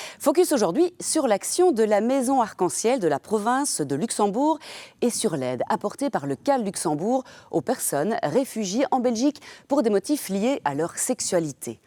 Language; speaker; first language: French; native; French